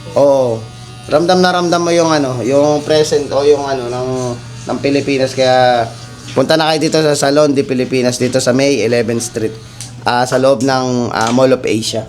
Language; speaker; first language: Filipino; native; Filipino